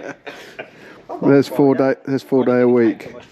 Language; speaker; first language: English; native; English